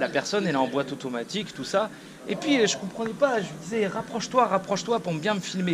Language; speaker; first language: French; native; French